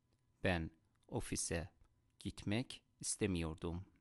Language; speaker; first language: Turkish; non-native, fluent; Persian